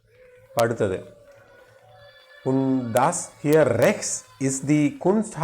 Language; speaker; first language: German; non-native, learner; Tamil